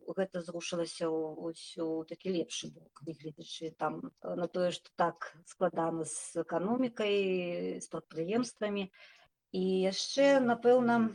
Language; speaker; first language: Belarusian; native; Belarusian